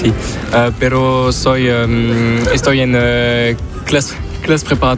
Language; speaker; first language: Spanish; non-native, learner; French